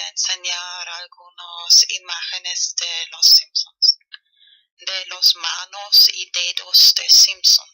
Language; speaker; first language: Spanish; non-native, fluent; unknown